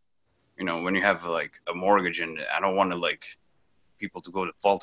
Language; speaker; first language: English; non-native, fluent; Portuguese